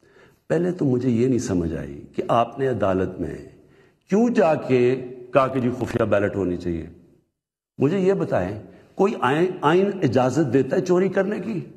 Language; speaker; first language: Urdu; native; Urdu